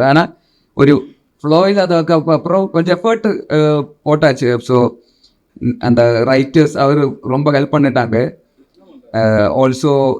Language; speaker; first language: Tamil; non-native, local second language; Malayalam